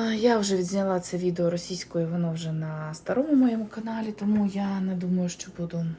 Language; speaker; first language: Ukrainian; non-native, local second language; Russian